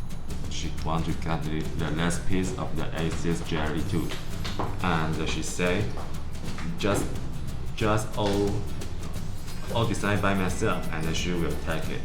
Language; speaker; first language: English; non-native, learner; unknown